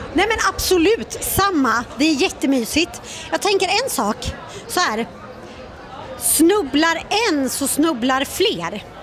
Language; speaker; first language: Swedish; native; Swedish